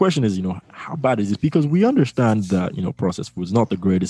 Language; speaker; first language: English; non-native, local second language; Yoruba